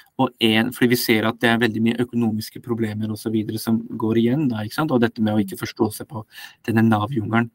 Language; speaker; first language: Norwegian; early bilingual, other home language; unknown